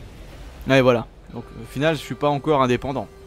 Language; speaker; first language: French; native; French